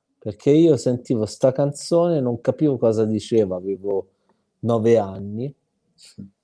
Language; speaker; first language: Italian; native; Italian